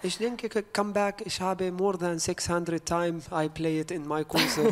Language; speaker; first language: English; non-native, learner; Arabic